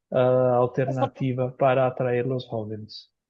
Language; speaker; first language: Spanish; non-native, learner; Portuguese